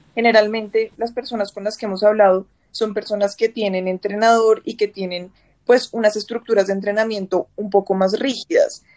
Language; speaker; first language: Spanish; native; Spanish